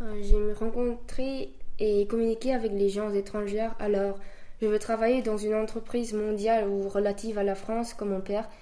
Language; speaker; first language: French; early bilingual, other home language; Korean